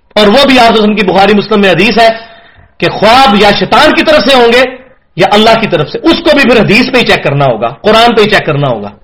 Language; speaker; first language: Urdu; non-native, local second language; Punjabi